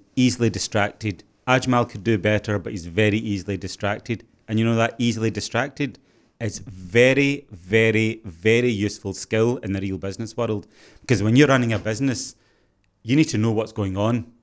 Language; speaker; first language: English; early bilingual, other home language; Urdu